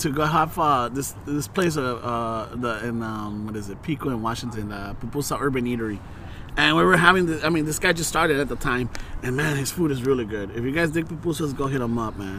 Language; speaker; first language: English; early bilingual, other home language; Spanish